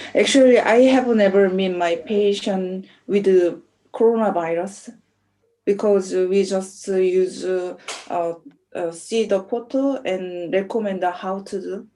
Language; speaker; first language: English; non-native, learner; Korean